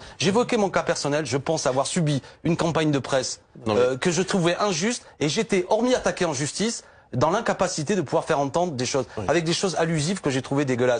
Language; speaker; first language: French; native; French